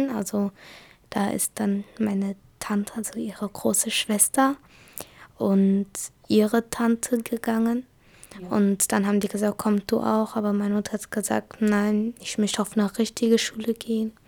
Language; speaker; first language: German; early bilingual, other home language; Kurdish